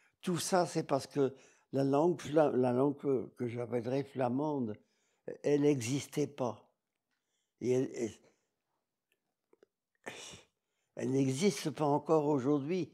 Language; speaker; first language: French; non-native, local second language; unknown